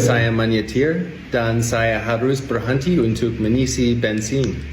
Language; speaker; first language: Indonesian; non-native, learner; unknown